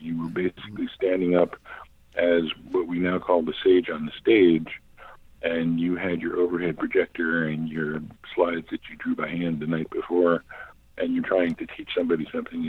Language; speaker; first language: English; native; English